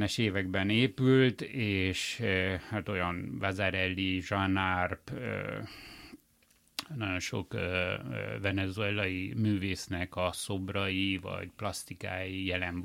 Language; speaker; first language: Hungarian; early bilingual, heritage; Hungarian